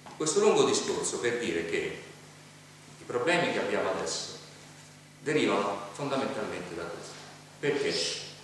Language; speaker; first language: Italian; native; Italian